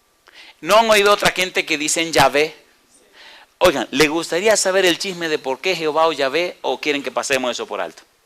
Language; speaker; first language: Spanish; native; Spanish